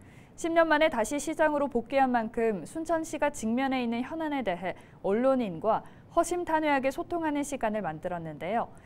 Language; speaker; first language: Korean; native; Korean